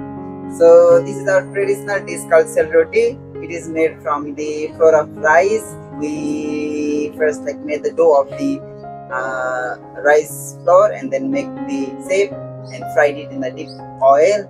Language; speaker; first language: English; non-native, fluent; Nepali